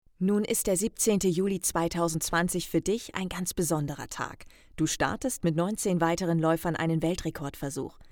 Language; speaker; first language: German; native; German